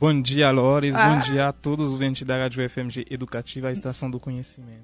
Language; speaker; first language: Portuguese; non-native, fluent; Haitian Creole